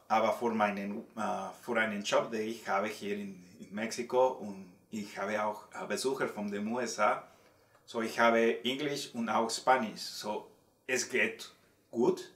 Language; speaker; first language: German; non-native, learner; Spanish